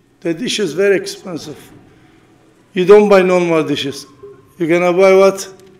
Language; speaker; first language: English; non-native, learner; Arabic